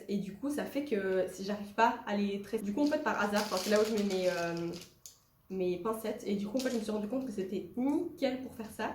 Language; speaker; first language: French; native; French